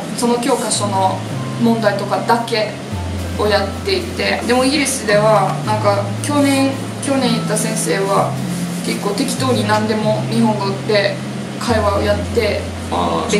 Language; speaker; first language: Japanese; non-native, fluent; English